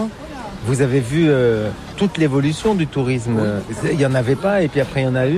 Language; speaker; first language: French; native; French